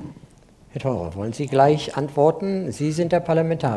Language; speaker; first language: German; native; German